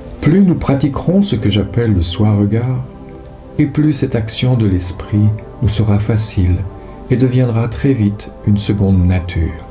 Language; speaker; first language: French; native; French